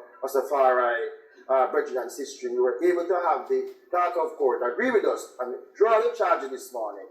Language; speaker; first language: English; native; English